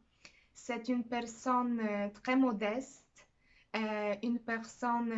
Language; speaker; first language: French; non-native, fluent; Polish